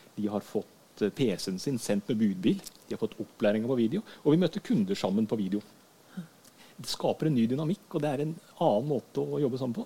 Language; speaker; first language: Norwegian; native; Norwegian